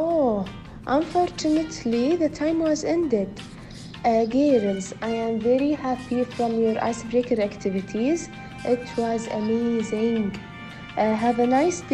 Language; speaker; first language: English; non-native, learner; Arabic